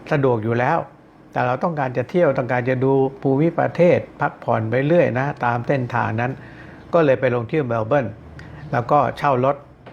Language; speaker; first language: Thai; native; Thai